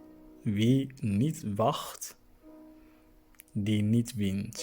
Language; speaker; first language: Dutch; non-native, fluent; Tigrinya